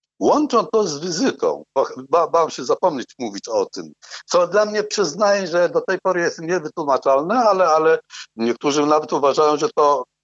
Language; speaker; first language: Polish; non-native, fluent; Arabic